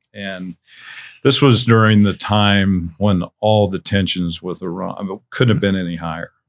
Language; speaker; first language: English; native; English